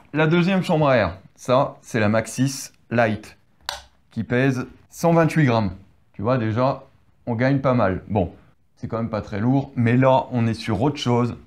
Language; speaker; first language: French; native; French